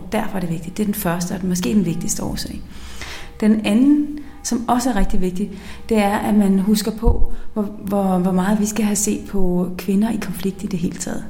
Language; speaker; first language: Danish; native; Danish